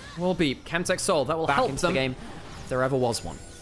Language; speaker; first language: English; native; English